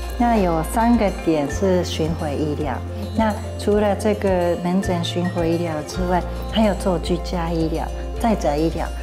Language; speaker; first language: Chinese; non-native, fluent; Japanese